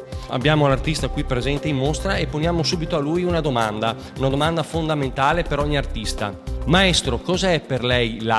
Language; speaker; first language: Italian; native; Italian